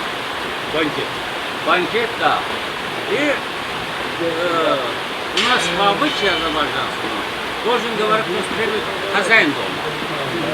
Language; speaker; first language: Russian; non-native, fluent; Azerbaijani